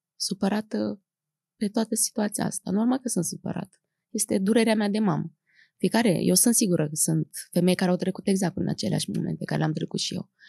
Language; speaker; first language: Romanian; native; Romanian